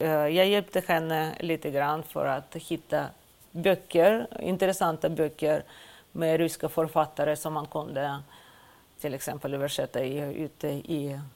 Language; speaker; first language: Swedish; non-native, fluent; Russian